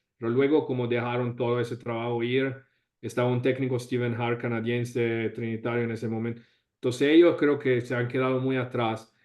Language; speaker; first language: Spanish; non-native, fluent; Italian